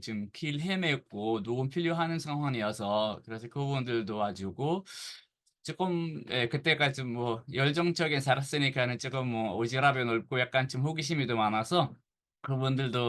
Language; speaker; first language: Korean; non-native, fluent; Arabic